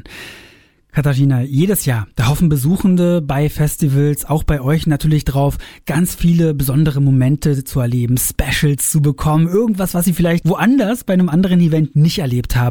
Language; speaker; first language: German; native; German